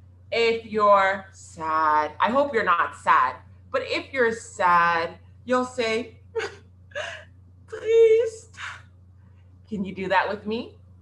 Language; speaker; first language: English; early bilingual, other home language; French